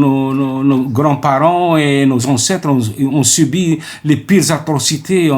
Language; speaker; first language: French; non-native, local second language; Arabic